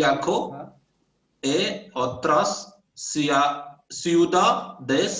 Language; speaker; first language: Spanish; non-native, learner; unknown